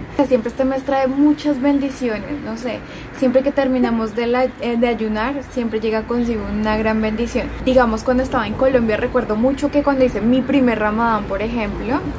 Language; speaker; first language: Spanish; native; Spanish